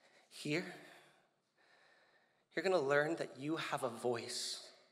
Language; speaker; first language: English; early bilingual, other home language; Spanish